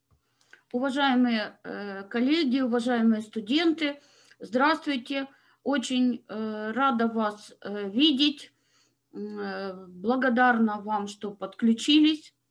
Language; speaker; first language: Russian; native; Russian